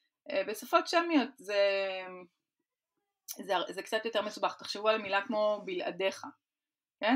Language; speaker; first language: Hebrew; native; Hebrew